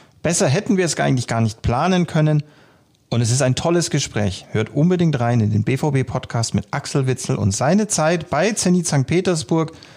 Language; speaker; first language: German; native; German